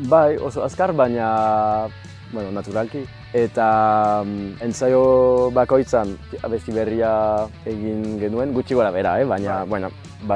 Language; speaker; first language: Basque; non-native, local second language; French